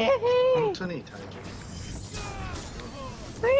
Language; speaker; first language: Japanese; non-native, learner; English